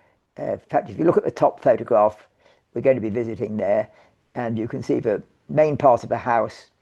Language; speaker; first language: English; native; English